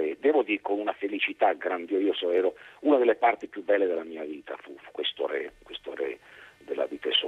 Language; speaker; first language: Italian; native; Italian